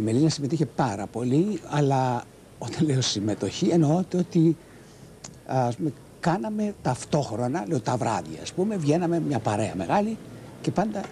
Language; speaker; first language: Greek; native; Greek